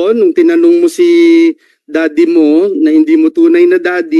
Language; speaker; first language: Filipino; native; Filipino